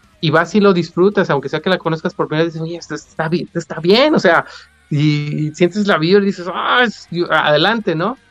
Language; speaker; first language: Spanish; native; Spanish